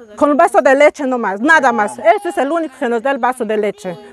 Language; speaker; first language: Spanish; native; Spanish